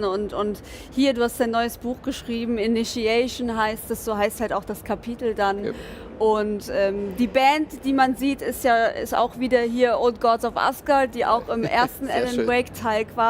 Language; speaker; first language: German; native; German